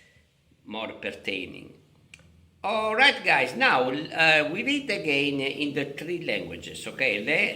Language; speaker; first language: English; non-native, fluent; Italian